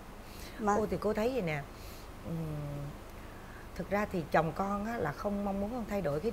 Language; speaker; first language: Vietnamese; native; Vietnamese